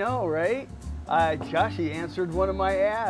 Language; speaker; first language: English; native; English